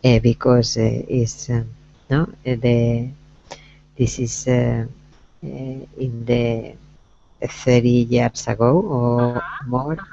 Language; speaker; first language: English; non-native, learner; Spanish